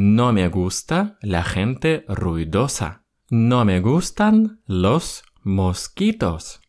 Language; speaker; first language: Spanish; non-native, fluent; Russian